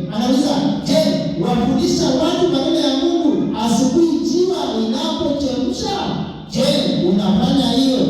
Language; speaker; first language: Swahili; non-native, local second language; Luo (Kenya and Tanzania)